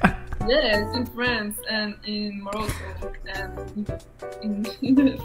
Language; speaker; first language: English; non-native, fluent; French